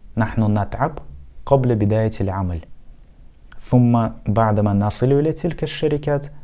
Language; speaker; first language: Arabic; non-native, fluent; Russian